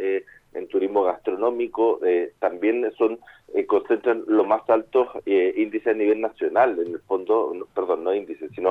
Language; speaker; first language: Spanish; native; Spanish